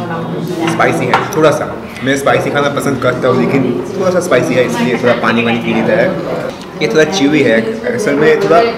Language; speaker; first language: Hindi; non-native, local second language; Bangla